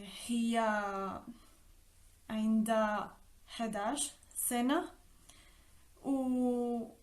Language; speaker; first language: Arabic; non-native, learner; Spanish